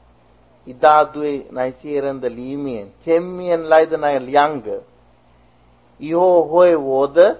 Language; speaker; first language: Chinese; non-native, fluent; Sinhala